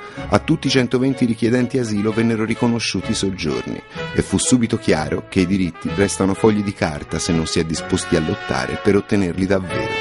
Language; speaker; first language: Italian; native; Italian